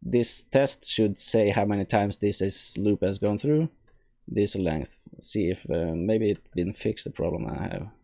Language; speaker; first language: English; non-native, fluent; Norwegian